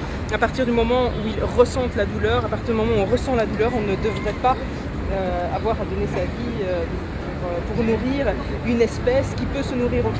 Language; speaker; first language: French; native; French